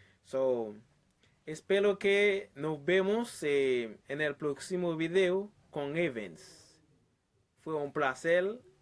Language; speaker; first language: Spanish; non-native, learner; Haitian Creole